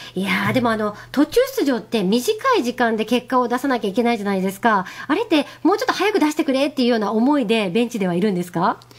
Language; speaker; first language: Japanese; native; Japanese